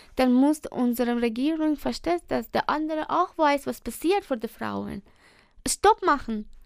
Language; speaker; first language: German; non-native, learner; Persian